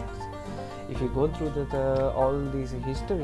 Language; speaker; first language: English; non-native, local second language; Tamil